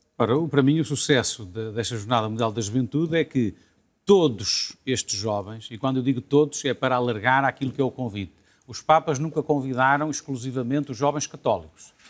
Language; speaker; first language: Portuguese; native; Portuguese